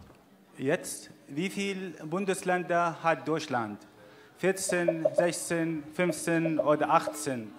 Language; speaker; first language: German; non-native, fluent; Arabic